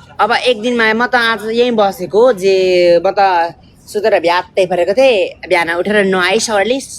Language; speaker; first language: Nepali; non-native, fluent; Burmese